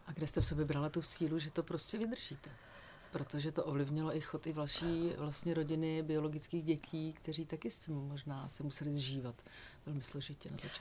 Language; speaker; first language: Czech; native; Czech